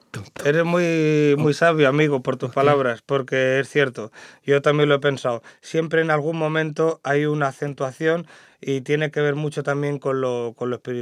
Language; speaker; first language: Spanish; native; Spanish